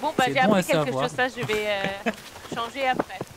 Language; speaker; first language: French; non-native, fluent; English